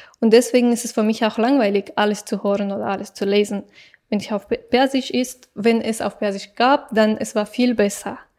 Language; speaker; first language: German; non-native, fluent; Persian